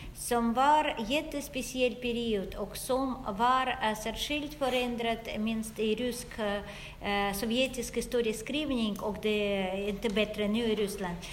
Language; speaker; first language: Swedish; non-native, fluent; Russian